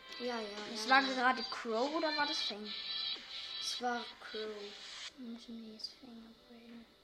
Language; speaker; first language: German; native; German